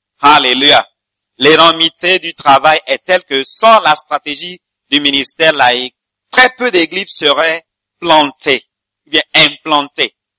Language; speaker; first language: French; non-native, fluent; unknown